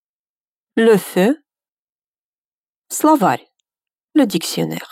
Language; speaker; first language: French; non-native, fluent; Russian